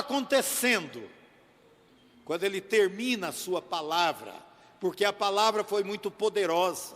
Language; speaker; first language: Portuguese; native; Portuguese